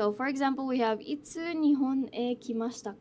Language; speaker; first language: Japanese; non-native, fluent; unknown